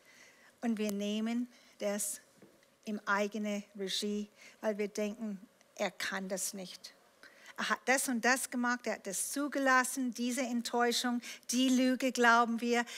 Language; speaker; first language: German; non-native, fluent; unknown